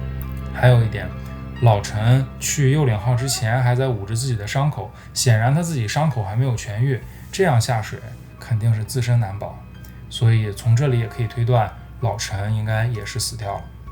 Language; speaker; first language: Chinese; native; Chinese